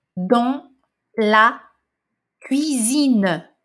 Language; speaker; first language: French; non-native, fluent; Portuguese